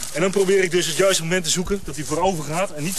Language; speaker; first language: Dutch; native; Dutch